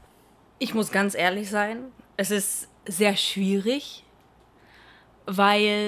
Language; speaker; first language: German; early bilingual, heritage; Portuguese